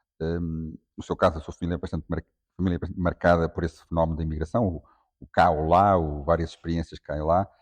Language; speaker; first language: Portuguese; native; Portuguese